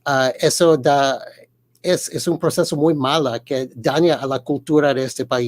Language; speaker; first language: Spanish; early bilingual, heritage; Spanish